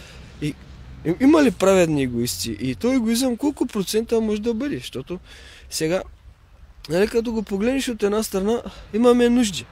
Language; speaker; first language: Bulgarian; native; Bulgarian